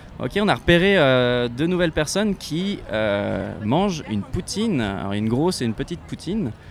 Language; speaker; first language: French; native; French